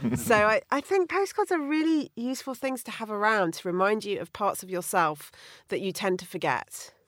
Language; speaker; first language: English; native; English